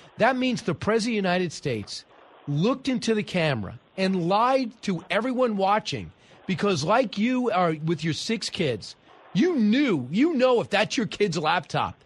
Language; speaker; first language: English; native; English